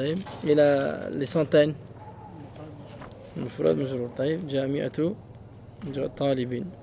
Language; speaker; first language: Arabic; non-native, fluent; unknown